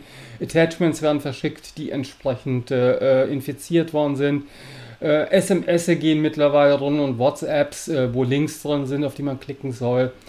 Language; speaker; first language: German; native; German